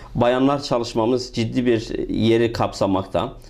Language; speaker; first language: Turkish; native; Turkish